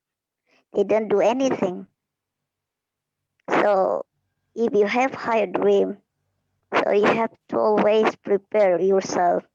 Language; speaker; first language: English; non-native, fluent; Indonesian